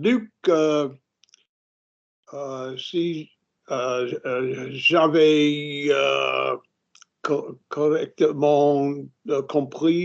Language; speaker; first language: French; non-native, learner; English